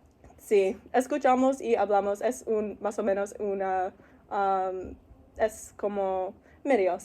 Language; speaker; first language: Spanish; non-native, learner; English